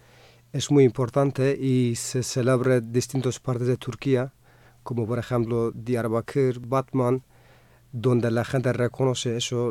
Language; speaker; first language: Spanish; non-native, fluent; Kurdish